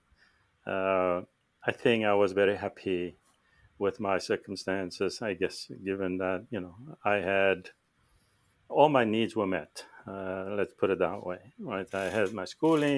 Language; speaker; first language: English; non-native, local second language; Afrikaans